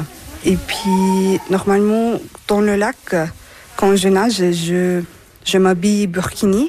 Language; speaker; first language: French; non-native, fluent; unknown